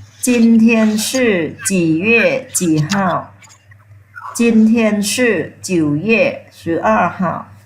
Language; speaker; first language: Chinese; non-native, fluent; Thai